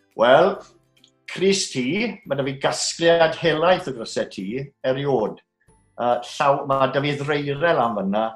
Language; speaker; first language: Welsh; native; Welsh